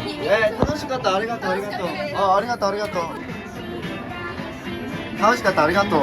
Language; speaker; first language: Japanese; non-native, learner; Korean